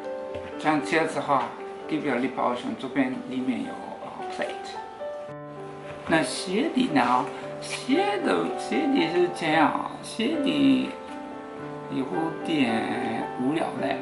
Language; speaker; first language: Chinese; non-native, fluent; Japanese